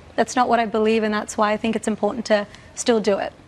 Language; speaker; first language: English; native; English